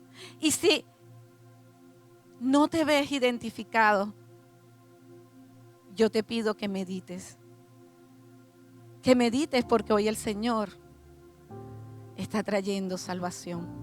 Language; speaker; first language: Spanish; native; Spanish